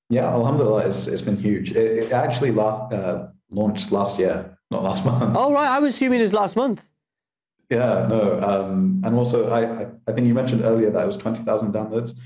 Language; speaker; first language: English; native; English